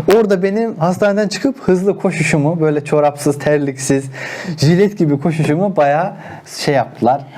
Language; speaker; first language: Turkish; non-native, local second language; Azerbaijani